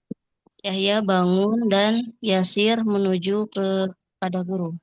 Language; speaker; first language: Indonesian; native; Indonesian